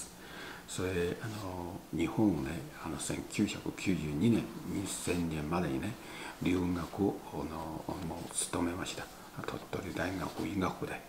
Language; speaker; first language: Japanese; non-native, learner; Chinese